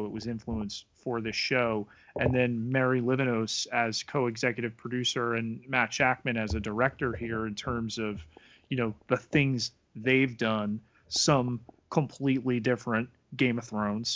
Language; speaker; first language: English; native; English